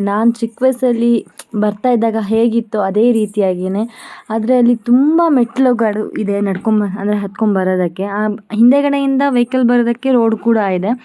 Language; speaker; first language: Kannada; non-native, local second language; Konkani